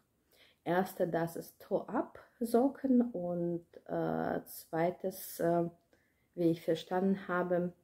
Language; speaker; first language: German; non-native, learner; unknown